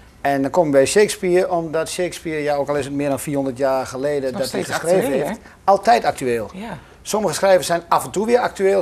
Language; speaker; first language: Dutch; native; Dutch